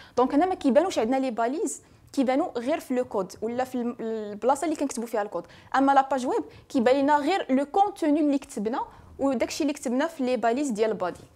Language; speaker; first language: French; non-native, local second language; Arabic